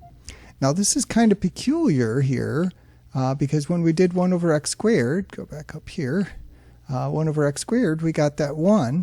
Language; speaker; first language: English; native; English